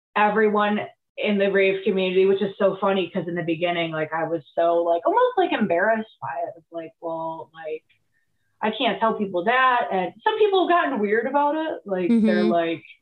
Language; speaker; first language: English; native; English